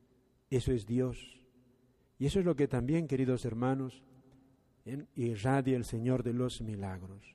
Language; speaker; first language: Spanish; native; Spanish